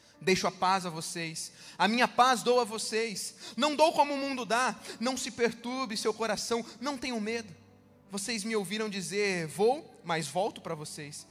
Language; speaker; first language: Portuguese; native; Portuguese